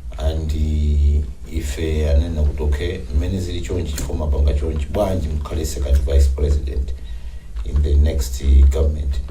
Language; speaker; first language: Nyanja; non-native, local second language; Tumbuka